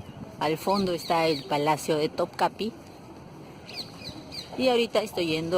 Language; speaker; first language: Spanish; native; Spanish